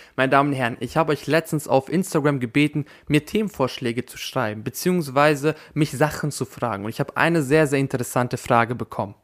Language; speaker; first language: German; early bilingual, other home language; Albanian